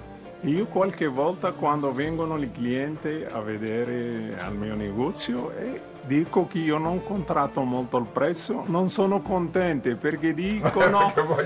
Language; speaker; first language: Italian; non-native, fluent; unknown